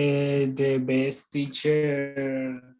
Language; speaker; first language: English; non-native, learner; Spanish